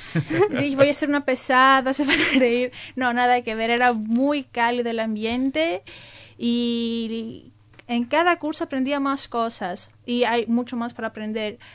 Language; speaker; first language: Spanish; non-native, fluent; Greek